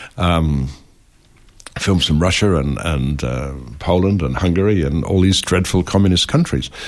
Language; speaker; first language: English; native; English